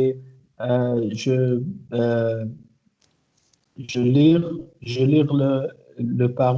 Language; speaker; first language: French; non-native, learner; Arabic